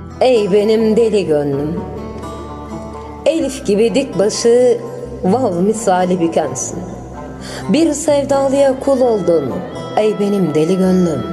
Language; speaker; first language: Turkish; native; Turkish